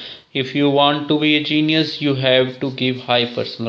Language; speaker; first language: English; non-native, local second language; Hindi